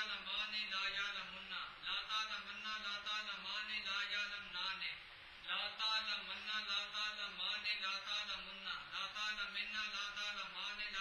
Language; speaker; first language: Arabic; non-native, learner; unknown